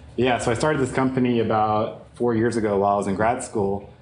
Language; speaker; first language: English; native; English